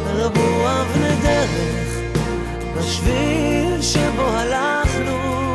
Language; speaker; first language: Hebrew; native; Hebrew